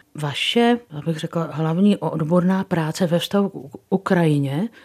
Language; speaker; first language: Czech; native; Czech